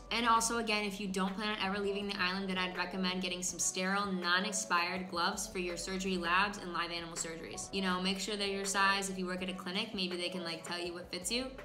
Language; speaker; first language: English; native; English